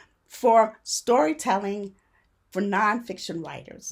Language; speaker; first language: English; native; English